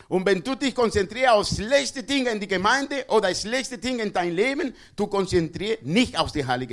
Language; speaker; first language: German; non-native, learner; Spanish